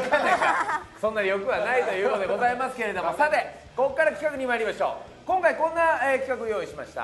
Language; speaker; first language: Japanese; native; Japanese